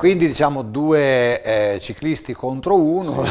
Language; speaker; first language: Italian; native; Italian